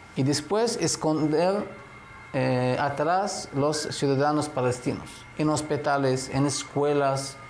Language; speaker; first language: Spanish; non-native, fluent; Hebrew